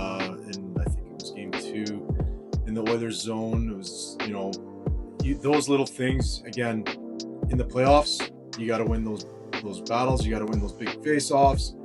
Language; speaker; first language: English; native; English